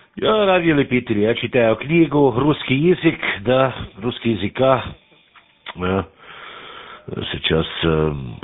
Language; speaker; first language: Russian; non-native, learner; German